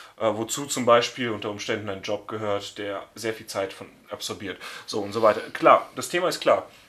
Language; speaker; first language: German; native; German